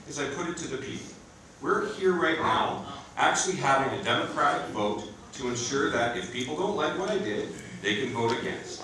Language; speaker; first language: English; native; English